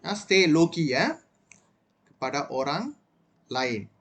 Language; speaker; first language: Malay; non-native, local second language; Tamil